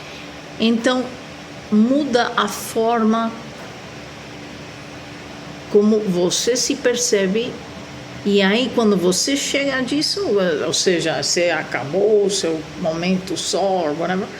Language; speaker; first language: Portuguese; non-native, fluent; Spanish